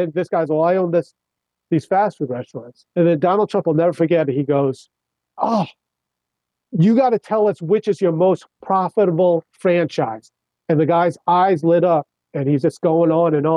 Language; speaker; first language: English; native; English